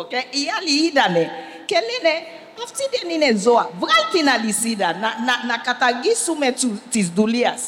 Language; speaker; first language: Greek; non-native, learner; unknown